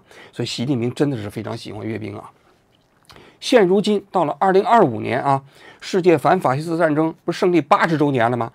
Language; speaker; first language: Chinese; native; Chinese